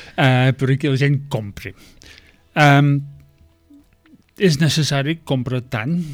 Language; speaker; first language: Catalan; non-native, fluent; English